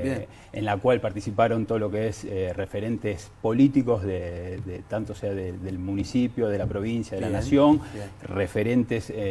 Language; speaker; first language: Spanish; native; Spanish